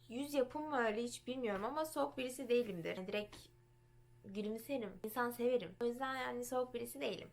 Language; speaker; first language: Turkish; early bilingual, heritage; Turkish